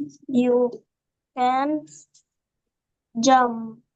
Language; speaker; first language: English; non-native, learner; Indonesian